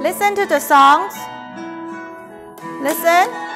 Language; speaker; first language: English; non-native, learner; Thai